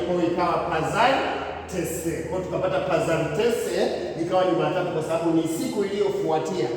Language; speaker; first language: Swahili; native; Swahili